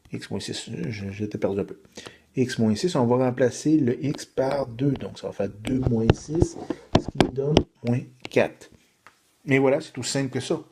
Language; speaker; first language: French; native; French